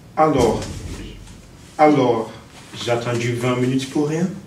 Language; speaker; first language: French; non-native, learner; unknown